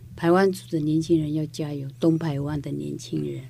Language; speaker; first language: Chinese; non-native, local second language; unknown